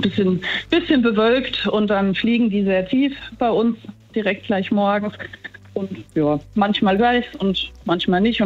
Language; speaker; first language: German; native; German